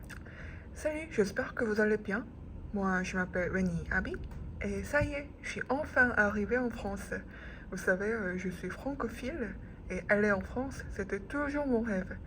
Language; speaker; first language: French; non-native, fluent; Korean